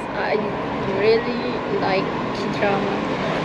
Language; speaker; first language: English; non-native, learner; Arabic